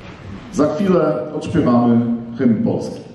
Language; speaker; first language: Polish; native; Polish